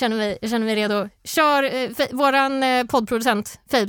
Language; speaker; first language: Swedish; native; Swedish